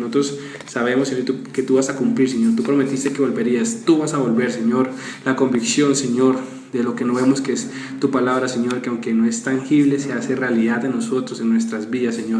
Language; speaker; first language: Spanish; native; Spanish